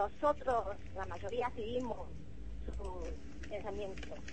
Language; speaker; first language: Spanish; non-native, fluent; Chinese